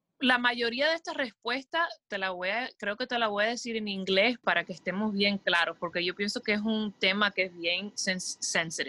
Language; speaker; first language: Spanish; early bilingual, heritage; Spanish